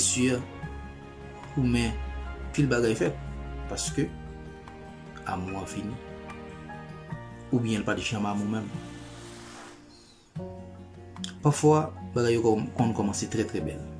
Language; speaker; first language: French; non-native, local second language; Haitian Creole